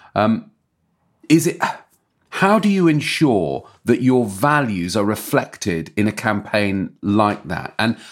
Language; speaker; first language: English; native; English